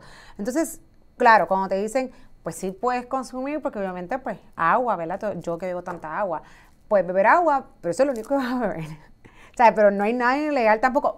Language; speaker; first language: Spanish; native; Spanish